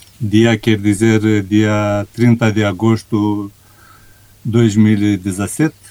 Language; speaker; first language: Portuguese; non-native, fluent; Romanian